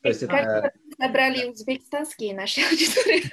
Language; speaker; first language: Russian; non-native, learner; Kyrgyz